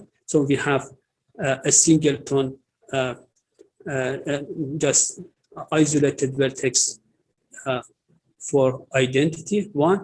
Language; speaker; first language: English; non-native, fluent; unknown